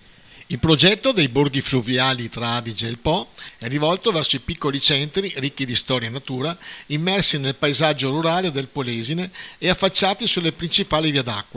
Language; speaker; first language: Italian; native; Italian